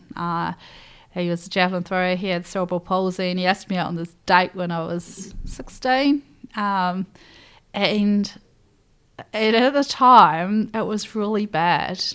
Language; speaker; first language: English; native; English